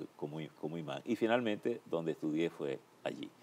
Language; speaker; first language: Spanish; native; Spanish